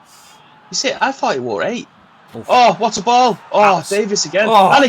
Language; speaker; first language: English; native; English